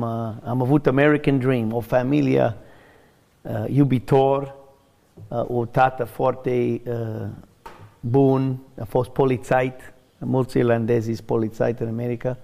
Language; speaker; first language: Romanian; non-native, learner; English